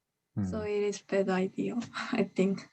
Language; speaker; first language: English; non-native, learner; Korean